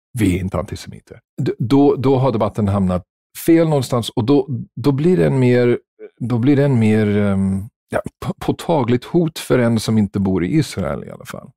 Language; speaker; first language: Swedish; non-native, fluent; English